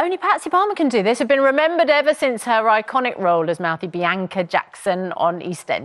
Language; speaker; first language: English; native; English